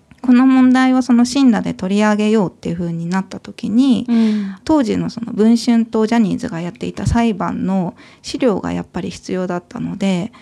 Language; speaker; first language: Japanese; native; Japanese